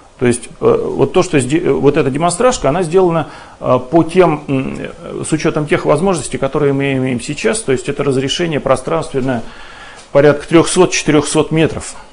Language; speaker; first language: Russian; native; Russian